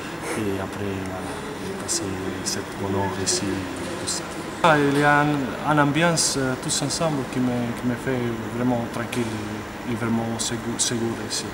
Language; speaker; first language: French; non-native, learner; Portuguese